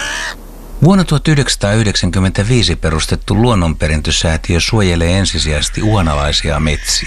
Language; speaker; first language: Finnish; native; Finnish